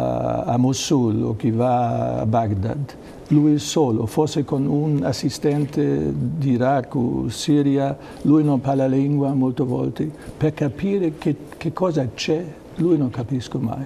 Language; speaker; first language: Italian; non-native, learner; German